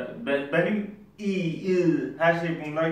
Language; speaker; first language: Turkish; non-native, learner; Azerbaijani